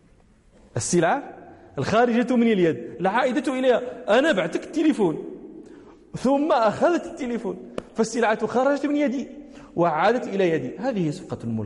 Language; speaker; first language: Arabic; native; Arabic